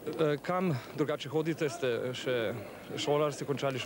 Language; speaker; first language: Slovenian; native; Slovenian